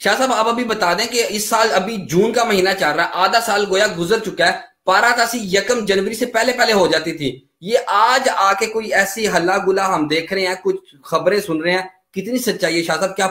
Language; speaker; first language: Urdu; non-native, local second language; Punjabi